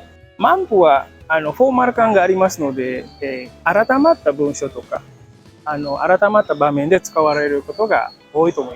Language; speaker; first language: Japanese; non-native, fluent; Indonesian